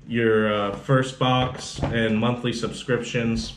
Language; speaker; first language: English; native; English